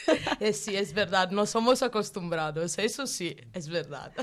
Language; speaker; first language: Spanish; non-native, learner; Italian